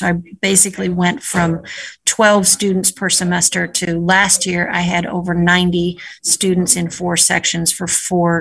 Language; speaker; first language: English; native; English